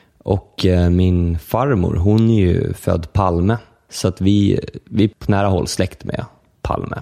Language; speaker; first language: Swedish; early bilingual, other home language; Finnish